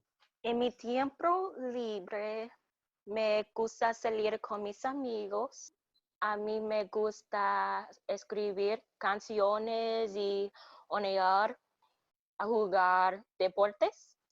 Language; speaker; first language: Spanish; non-native, learner; English